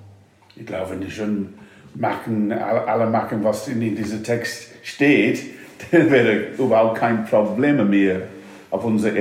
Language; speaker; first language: German; non-native, fluent; English